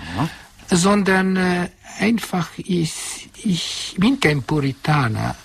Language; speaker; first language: German; non-native, fluent; Hungarian